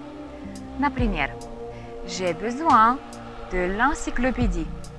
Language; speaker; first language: French; non-native, fluent; Russian